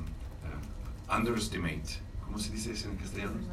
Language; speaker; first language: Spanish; non-native, fluent; Italian